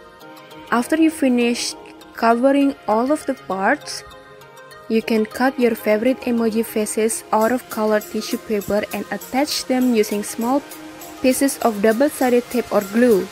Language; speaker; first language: English; non-native, fluent; Indonesian